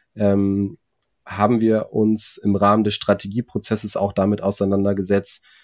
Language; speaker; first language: German; native; German